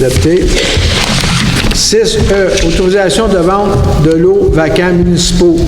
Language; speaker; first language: French; native; French